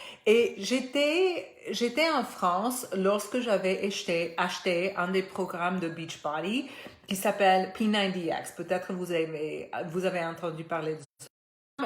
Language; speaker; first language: French; non-native, fluent; Spanish